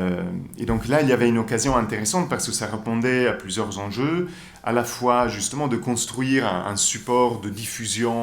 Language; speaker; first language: French; native; French